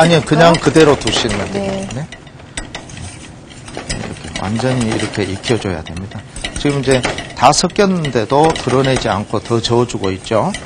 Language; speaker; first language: Korean; native; Korean